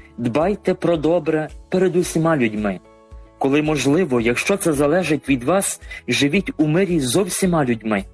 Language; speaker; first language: Ukrainian; native; Ukrainian